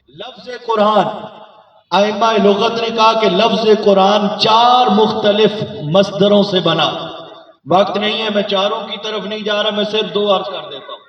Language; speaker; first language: Urdu; non-native, local second language; Punjabi